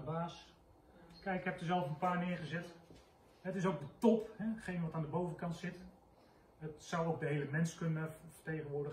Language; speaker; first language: Dutch; native; Dutch